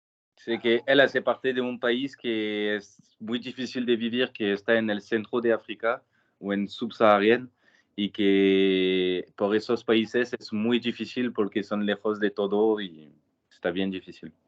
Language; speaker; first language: Spanish; non-native, learner; French